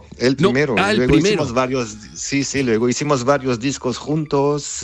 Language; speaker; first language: Spanish; non-native, fluent; Armenian